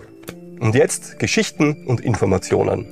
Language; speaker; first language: German; native; German